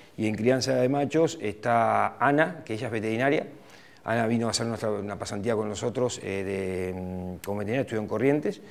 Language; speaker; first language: Spanish; native; Spanish